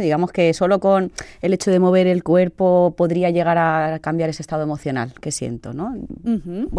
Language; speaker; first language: Spanish; native; Spanish